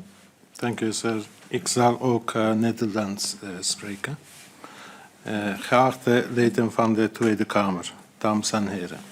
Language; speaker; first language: Dutch; non-native, fluent; Azerbaijani